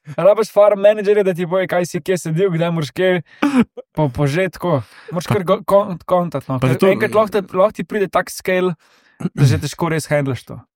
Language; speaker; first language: Slovenian; native; Slovenian